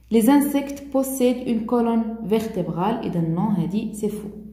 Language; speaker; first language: French; non-native, local second language; Arabic